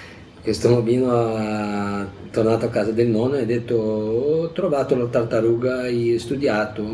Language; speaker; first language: Italian; non-native, fluent; Portuguese